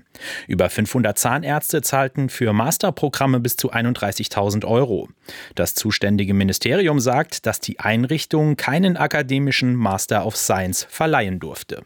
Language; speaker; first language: German; native; German